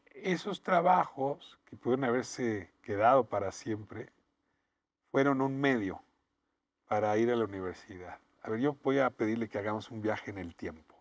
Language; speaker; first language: Spanish; native; Spanish